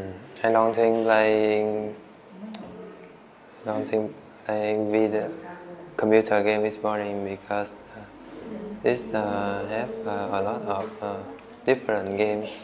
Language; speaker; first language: English; non-native, learner; Vietnamese